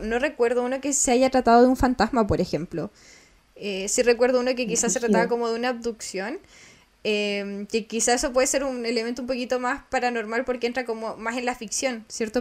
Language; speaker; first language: Spanish; native; Spanish